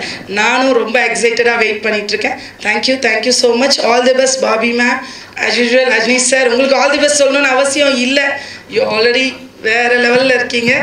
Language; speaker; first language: Tamil; non-native, fluent; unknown